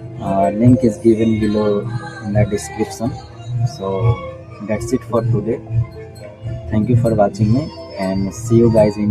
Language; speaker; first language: English; non-native, learner; Hindi